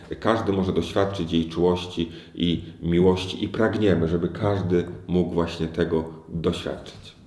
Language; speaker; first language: Polish; native; Polish